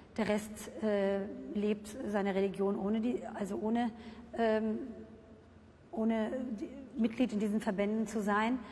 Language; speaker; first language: German; early bilingual, other home language; Turkish